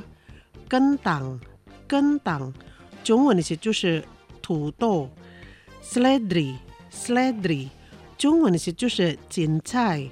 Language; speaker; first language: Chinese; non-native, fluent; Indonesian